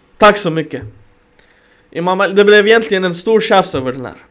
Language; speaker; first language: Swedish; early bilingual, other home language; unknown